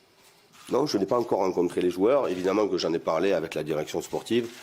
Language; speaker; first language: French; native; French